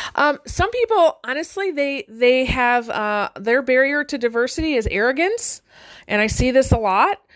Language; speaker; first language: English; native; English